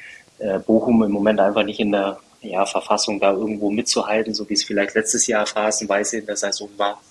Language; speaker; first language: German; native; German